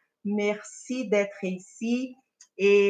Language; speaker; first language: French; non-native, fluent; Portuguese